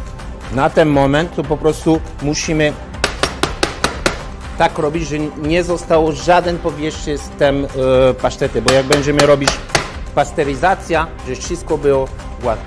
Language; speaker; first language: Polish; non-native, learner; French